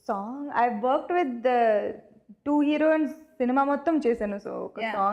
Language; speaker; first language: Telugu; non-native, fluent; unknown